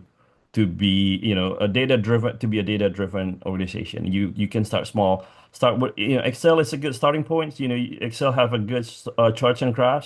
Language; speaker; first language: English; non-native, fluent; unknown